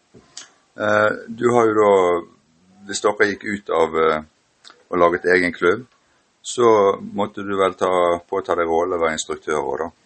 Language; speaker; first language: Norwegian; native; Norwegian